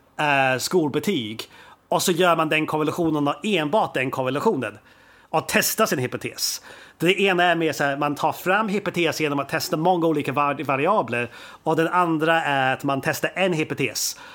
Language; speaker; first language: Swedish; native; Swedish